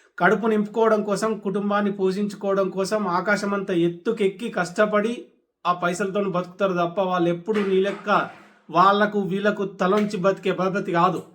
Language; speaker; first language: Telugu; native; Telugu